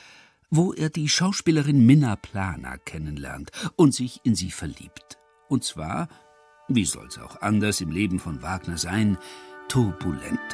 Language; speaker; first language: German; native; German